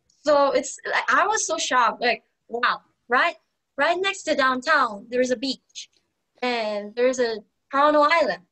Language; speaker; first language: English; non-native, fluent; Korean